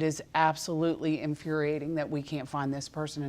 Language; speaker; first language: English; native; English